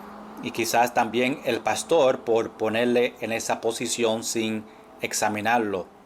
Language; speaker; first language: Spanish; non-native, fluent; English